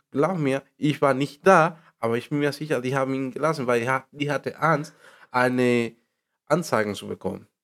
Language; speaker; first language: German; non-native, learner; Spanish